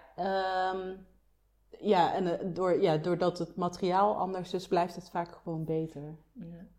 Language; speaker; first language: Dutch; native; Dutch